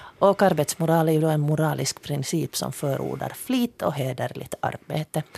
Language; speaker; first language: Swedish; native; Swedish